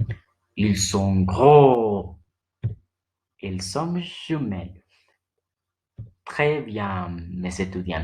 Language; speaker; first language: French; non-native, learner; Spanish